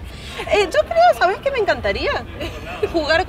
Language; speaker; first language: Spanish; native; Spanish